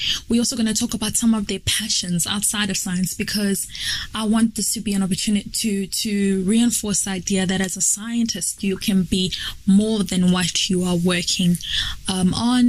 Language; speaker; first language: English; non-native, local second language; Nyanja